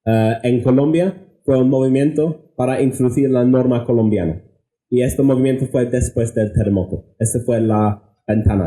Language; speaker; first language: Spanish; non-native, fluent; English